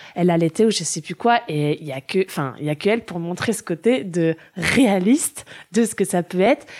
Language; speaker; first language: French; early bilingual, other home language; German